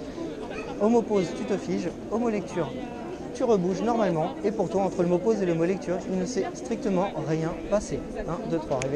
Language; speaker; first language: French; native; French